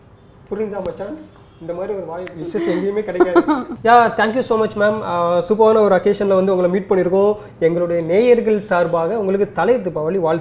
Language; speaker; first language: Tamil; native; Tamil